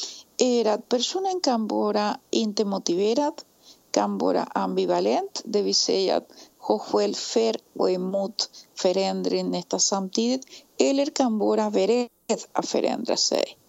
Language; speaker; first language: Swedish; non-native, fluent; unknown